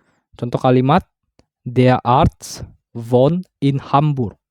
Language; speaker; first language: German; non-native, fluent; Indonesian